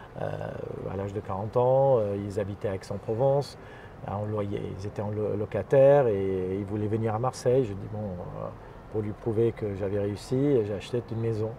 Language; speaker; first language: French; non-native, fluent; Armenian